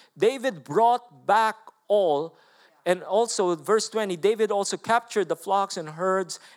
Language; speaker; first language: English; non-native, local second language; Filipino